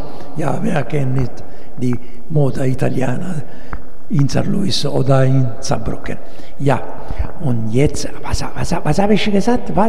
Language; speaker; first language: German; non-native, learner; Italian